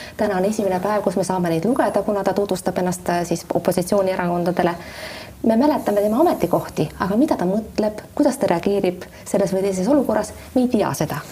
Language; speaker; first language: Estonian; native; Estonian